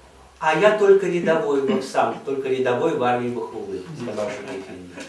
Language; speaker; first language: Russian; native; Russian